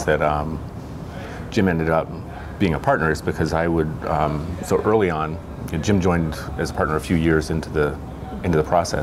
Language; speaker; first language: English; native; English